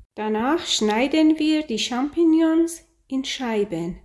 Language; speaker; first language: German; non-native, fluent; Persian